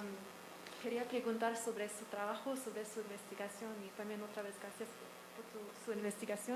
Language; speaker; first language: Spanish; non-native, learner; English